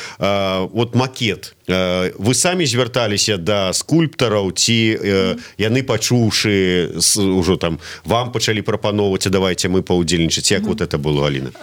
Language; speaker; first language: Belarusian; native; Belarusian